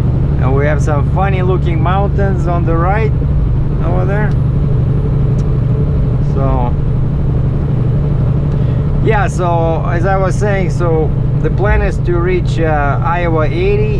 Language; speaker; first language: English; non-native, fluent; Russian